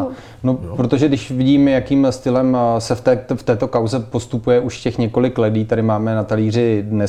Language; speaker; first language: Czech; native; Czech